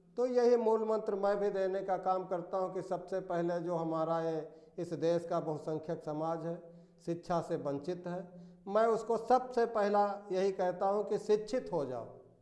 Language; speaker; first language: Hindi; native; Hindi